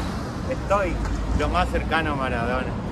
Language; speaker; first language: Spanish; native; Spanish